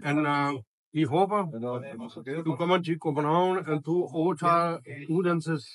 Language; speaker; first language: Danish; non-native, learner; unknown